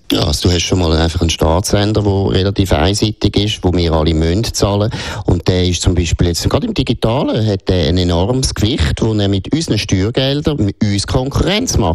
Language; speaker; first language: German; native; German